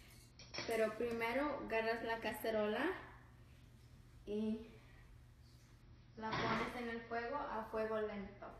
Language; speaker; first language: Spanish; early bilingual, heritage; Spanish